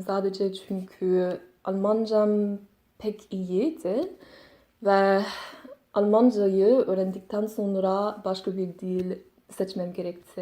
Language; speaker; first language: Turkish; non-native, learner; English